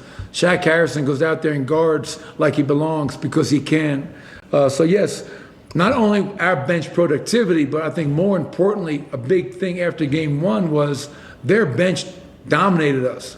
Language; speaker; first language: English; native; English